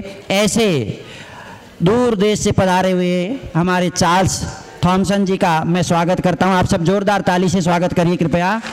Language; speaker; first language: Hindi; native; Hindi